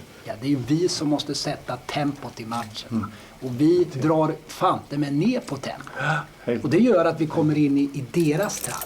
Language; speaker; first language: Swedish; native; Swedish